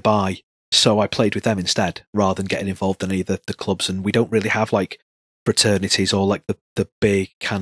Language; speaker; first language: English; native; English